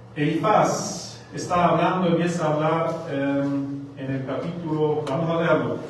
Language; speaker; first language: Spanish; non-native, fluent; German